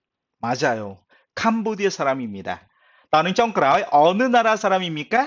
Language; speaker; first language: Korean; non-native, fluent; Khmer